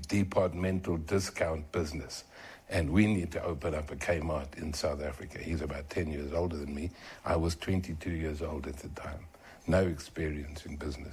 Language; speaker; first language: English; native; English